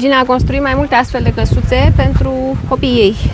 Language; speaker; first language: Romanian; native; Romanian